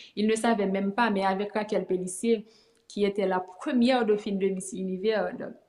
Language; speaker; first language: French; native; French